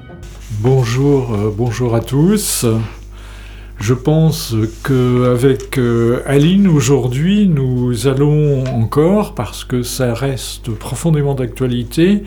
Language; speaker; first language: French; native; French